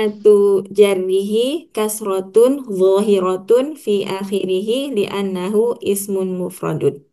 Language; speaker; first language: Arabic; non-native, learner; Indonesian